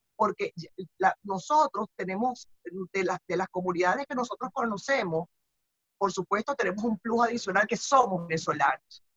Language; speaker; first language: Spanish; native; Spanish